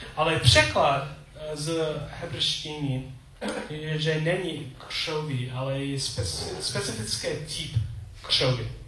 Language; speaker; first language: Czech; non-native, learner; English